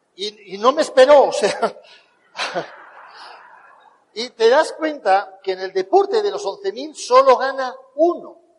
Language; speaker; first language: Spanish; native; Spanish